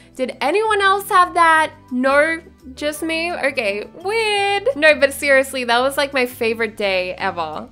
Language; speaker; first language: English; native; English